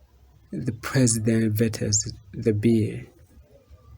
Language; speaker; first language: English; non-native, fluent; Rundi